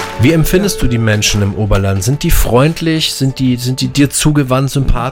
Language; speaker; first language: German; native; German